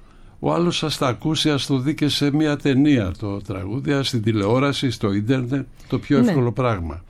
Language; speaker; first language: Greek; native; Greek